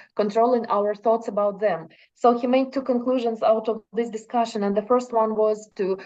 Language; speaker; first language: English; non-native, fluent; Russian